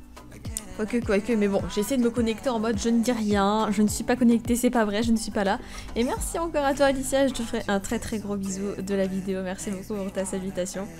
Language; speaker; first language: French; native; French